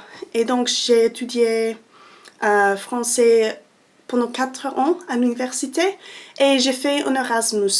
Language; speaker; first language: French; non-native, fluent; English